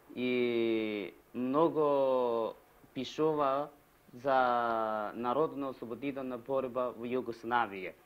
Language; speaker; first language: Macedonian; non-native, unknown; Chinese